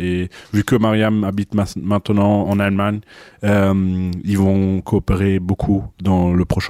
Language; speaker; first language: French; non-native, fluent; German